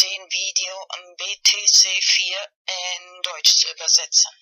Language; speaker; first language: German; non-native, fluent; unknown